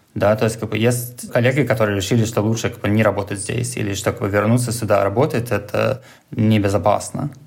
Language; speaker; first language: Russian; non-native, fluent; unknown